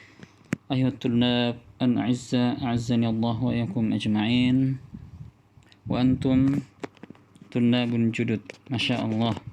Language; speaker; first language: Arabic; non-native, fluent; Indonesian